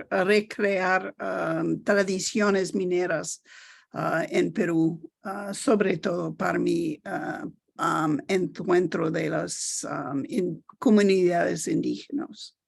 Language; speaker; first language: Spanish; non-native, learner; English